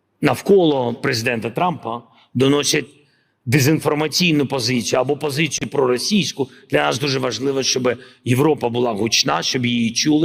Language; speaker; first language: Ukrainian; non-native, local second language; Russian